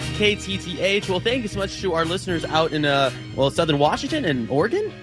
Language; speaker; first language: English; native; English